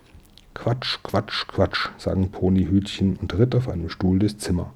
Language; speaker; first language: German; native; German